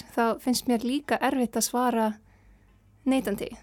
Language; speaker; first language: Icelandic; non-native, fluent; Serbian